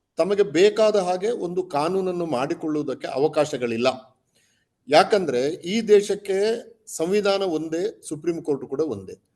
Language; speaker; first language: Kannada; native; Kannada